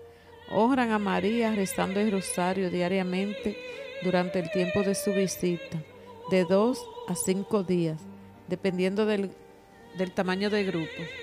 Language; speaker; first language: Spanish; native; Spanish